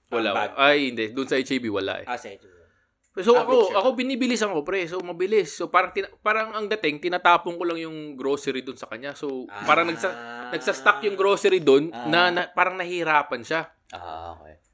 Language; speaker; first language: Filipino; native; Filipino